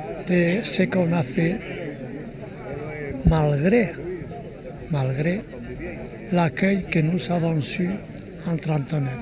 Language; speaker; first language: French; non-native, fluent; Spanish